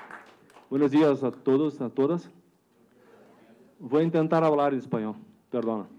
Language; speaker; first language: Spanish; non-native, learner; Portuguese